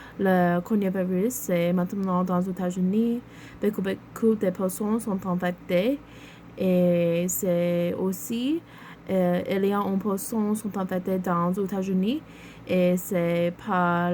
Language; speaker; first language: French; non-native, learner; English